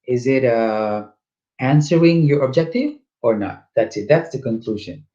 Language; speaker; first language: English; non-native, local second language; Malay